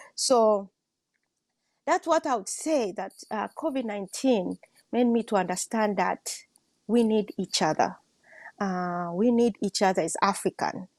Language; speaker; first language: English; non-native, local second language; Swahili